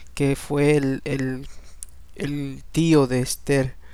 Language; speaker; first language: Spanish; early bilingual, heritage; Spanish